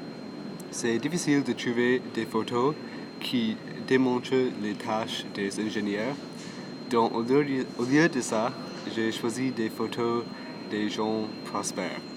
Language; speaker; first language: French; non-native, local second language; English